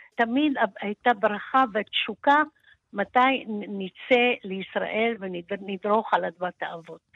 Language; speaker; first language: Hebrew; early bilingual, other home language; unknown